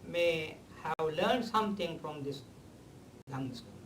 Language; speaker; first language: English; non-native, local second language; Sinhala